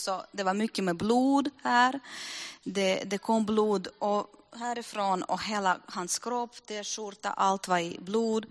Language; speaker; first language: Swedish; non-native, fluent; Russian